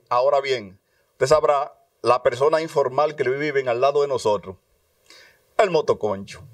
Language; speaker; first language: Spanish; native; Spanish